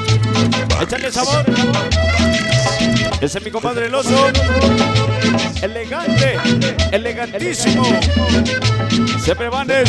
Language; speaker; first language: Spanish; native; Spanish